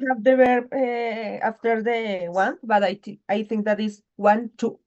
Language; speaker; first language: English; non-native, learner; Spanish